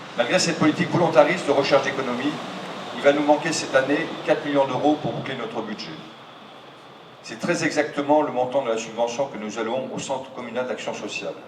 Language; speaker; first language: French; native; French